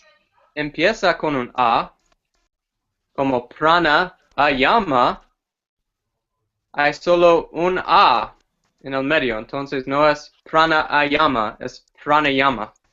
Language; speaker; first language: Spanish; non-native, fluent; English